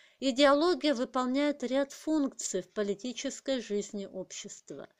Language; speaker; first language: Russian; non-native, local second language; Kazakh